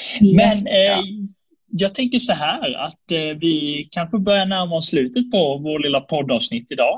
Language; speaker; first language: Swedish; native; Swedish